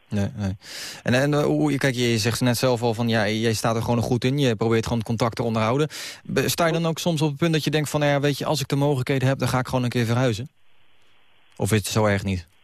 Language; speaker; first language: Dutch; native; Dutch